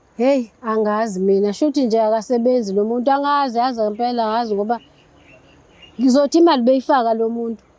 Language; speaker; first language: Zulu; native; Zulu